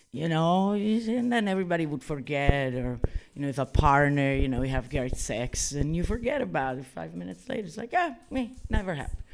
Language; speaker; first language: English; non-native, fluent; Italian